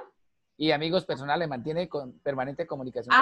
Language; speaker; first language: Spanish; native; Spanish